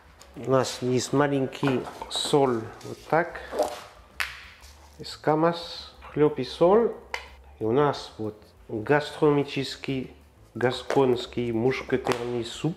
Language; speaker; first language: Russian; non-native, learner; French